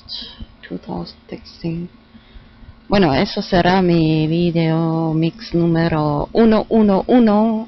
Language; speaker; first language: Spanish; non-native, fluent; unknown